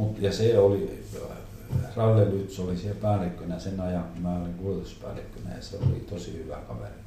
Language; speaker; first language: Finnish; non-native, local second language; Swedish